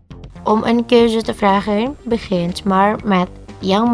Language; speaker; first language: Dutch; non-native, learner; Indonesian